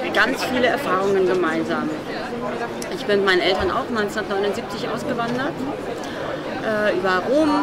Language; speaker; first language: German; early bilingual, other home language; Russian